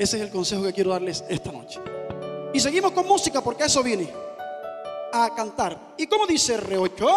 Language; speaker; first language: Spanish; native; Spanish